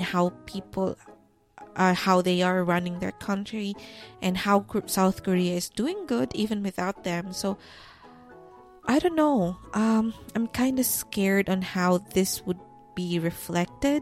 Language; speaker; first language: English; non-native, local second language; Filipino